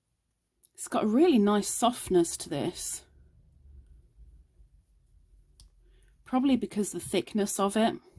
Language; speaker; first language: English; native; English